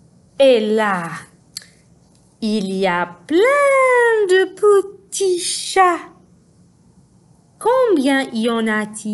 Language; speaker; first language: French; non-native, fluent; English